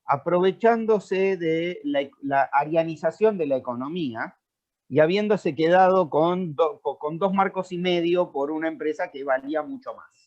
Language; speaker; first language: Spanish; native; Spanish